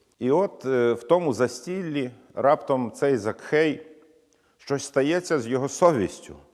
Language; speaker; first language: Ukrainian; native; Ukrainian